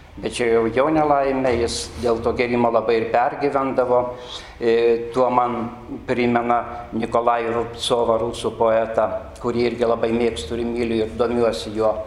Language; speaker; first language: Lithuanian; native; Lithuanian